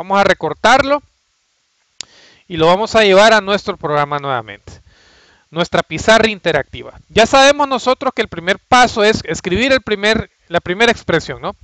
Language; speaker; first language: Spanish; native; Spanish